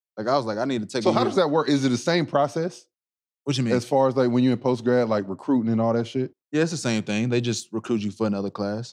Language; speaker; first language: English; native; English